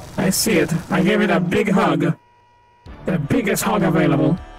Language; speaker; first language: English; non-native, fluent; Spanish